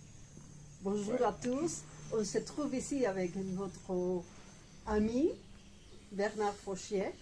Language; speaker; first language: French; non-native, fluent; Spanish